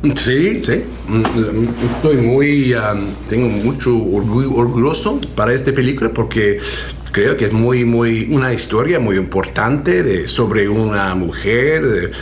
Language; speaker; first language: Spanish; non-native, learner; English